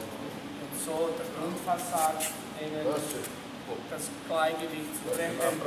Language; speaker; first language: German; non-native, fluent; Croatian